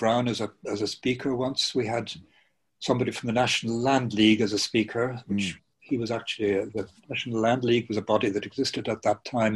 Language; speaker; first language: English; native; English